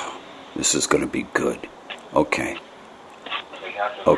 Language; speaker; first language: English; native; English